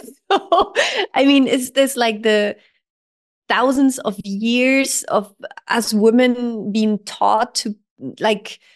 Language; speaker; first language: English; non-native, fluent; German